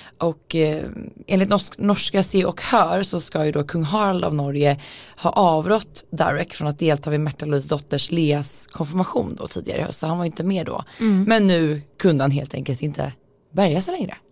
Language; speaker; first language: Swedish; native; Swedish